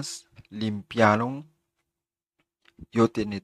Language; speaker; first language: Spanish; non-native, fluent; Haitian Creole